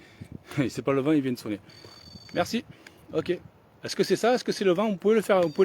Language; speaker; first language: French; native; French